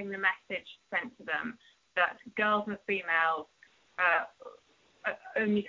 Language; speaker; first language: English; native; English